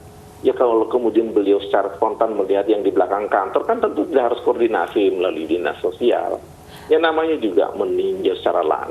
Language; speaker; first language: Indonesian; native; Indonesian